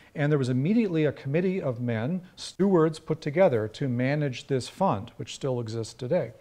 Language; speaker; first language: English; native; English